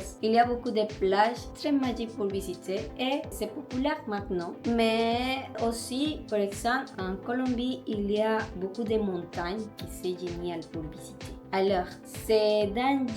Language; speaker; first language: French; non-native, learner; Spanish